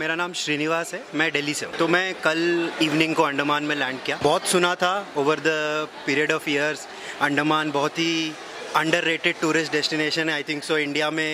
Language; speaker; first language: Hindi; native; Hindi